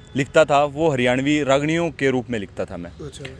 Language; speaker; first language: Hindi; native; Hindi